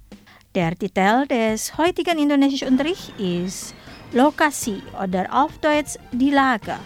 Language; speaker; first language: German; non-native, fluent; Indonesian